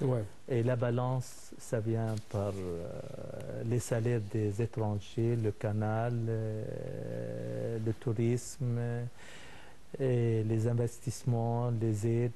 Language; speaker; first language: French; non-native, fluent; Arabic